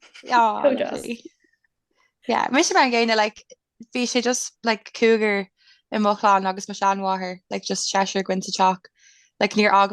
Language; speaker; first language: Irish; non-native, local second language; English